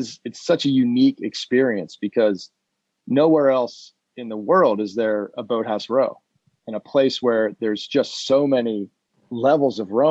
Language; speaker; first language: English; native; English